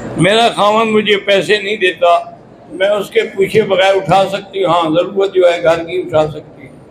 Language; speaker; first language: Urdu; non-native, local second language; Punjabi